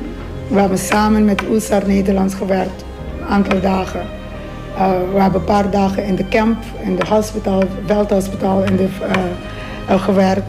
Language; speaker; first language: Dutch; non-native, local second language; Papiamento